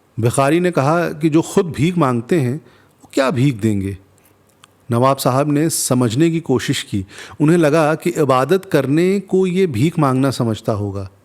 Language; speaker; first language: Urdu; non-native, local second language; Hindi